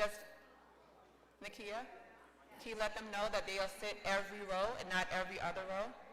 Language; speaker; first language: English; native; English